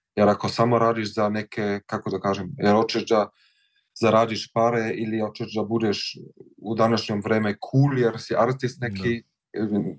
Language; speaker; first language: Serbian; early bilingual, heritage; Croatian